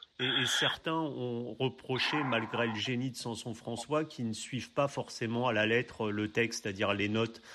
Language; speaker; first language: French; native; French